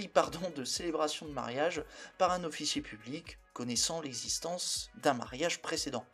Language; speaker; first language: French; native; French